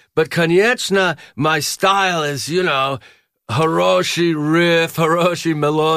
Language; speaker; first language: Russian; non-native, learner; English